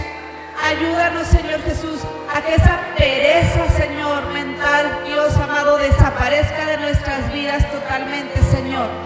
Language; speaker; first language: Spanish; native; Spanish